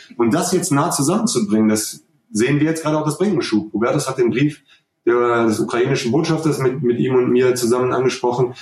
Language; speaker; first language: German; native; German